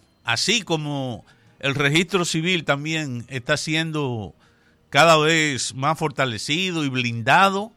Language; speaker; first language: Spanish; native; Spanish